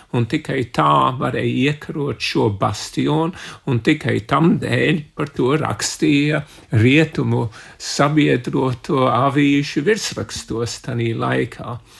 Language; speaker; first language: Latvian; early bilingual, heritage; Latvian